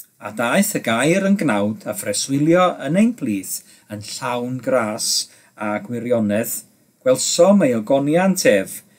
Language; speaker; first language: Welsh; native; Welsh